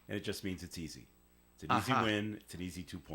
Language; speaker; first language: English; native; English